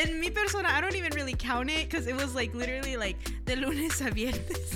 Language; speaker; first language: English; early bilingual, other home language; Spanish